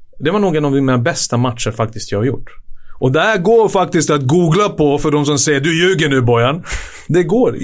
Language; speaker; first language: Swedish; early bilingual, other home language; Serbian